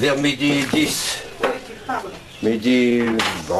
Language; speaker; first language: French; native; French